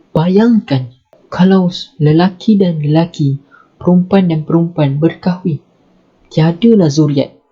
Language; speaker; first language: Malay; native; Malay